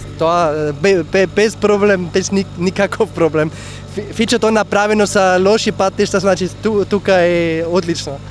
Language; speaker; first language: Macedonian; non-native, learner; German